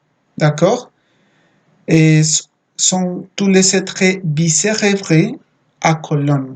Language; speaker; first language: French; non-native, fluent; Spanish